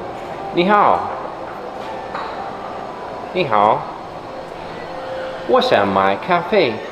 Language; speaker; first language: Chinese; non-native, learner; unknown